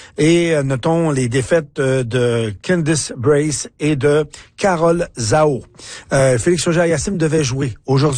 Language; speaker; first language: French; native; French